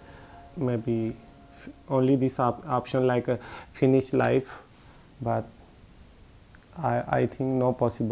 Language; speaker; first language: English; non-native, learner; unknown